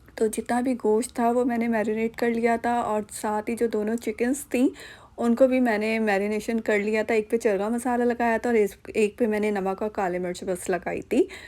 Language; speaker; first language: Urdu; non-native, local second language; Punjabi